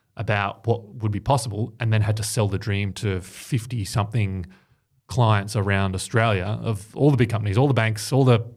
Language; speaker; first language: English; native; English